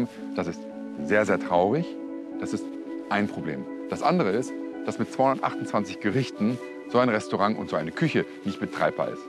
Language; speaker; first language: German; native; German